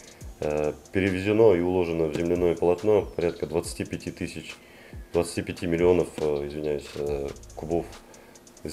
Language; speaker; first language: Russian; native; Russian